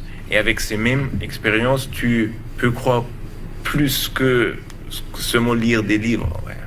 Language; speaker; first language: French; non-native, learner; German